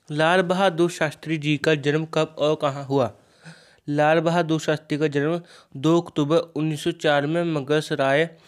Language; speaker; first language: Hindi; non-native, local second language; Punjabi